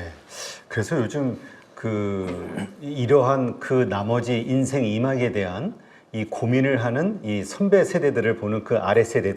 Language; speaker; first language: Korean; native; Korean